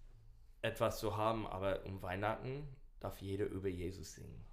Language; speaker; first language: German; non-native, learner; English